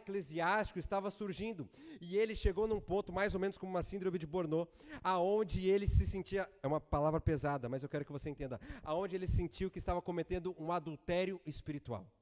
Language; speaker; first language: Portuguese; native; Portuguese